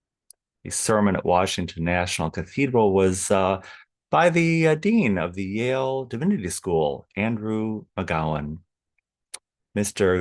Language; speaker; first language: English; native; English